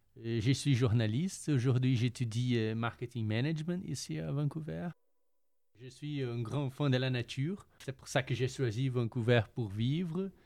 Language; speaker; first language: French; non-native, fluent; Portuguese